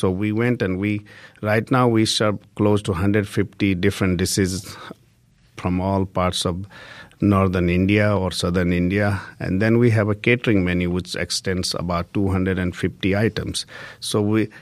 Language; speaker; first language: English; non-native, local second language; Hindi